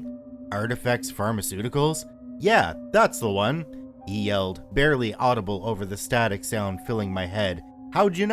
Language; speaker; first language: English; native; English